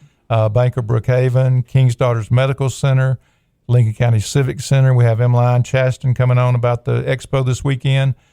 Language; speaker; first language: English; native; English